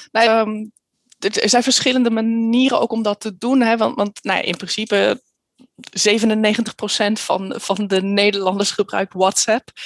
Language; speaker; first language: Dutch; early bilingual, heritage; Dutch